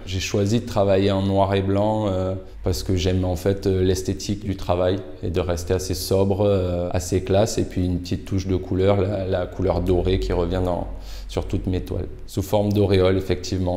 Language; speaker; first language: French; native; French